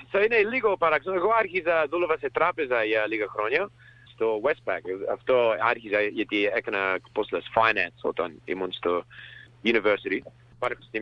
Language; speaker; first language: Greek; early bilingual, heritage; English